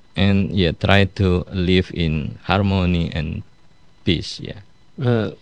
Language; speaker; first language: English; non-native, fluent; Indonesian